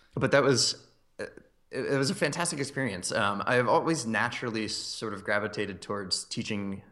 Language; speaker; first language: English; native; English